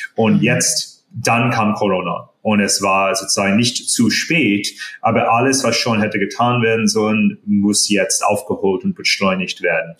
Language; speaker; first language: German; non-native, fluent; English